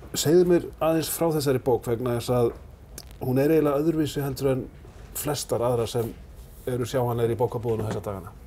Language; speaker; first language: Icelandic; native; Icelandic